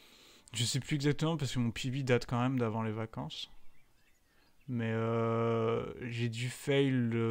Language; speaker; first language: French; native; French